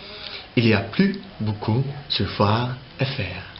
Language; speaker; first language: French; non-native, learner; Dutch